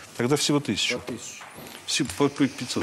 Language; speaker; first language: Russian; native; Russian